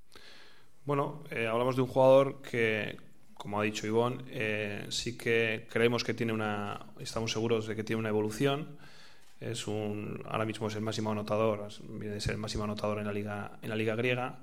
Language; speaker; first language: Spanish; native; Spanish